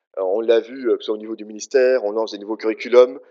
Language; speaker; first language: French; native; French